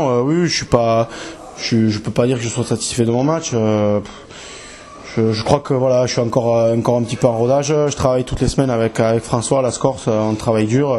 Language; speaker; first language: French; native; French